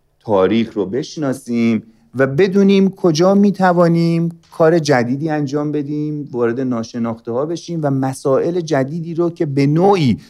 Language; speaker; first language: Persian; native; Persian